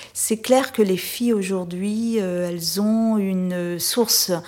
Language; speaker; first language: French; native; French